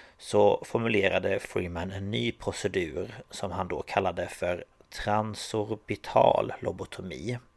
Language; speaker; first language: Swedish; native; Swedish